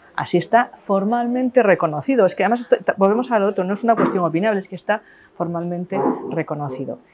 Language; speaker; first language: Spanish; native; Spanish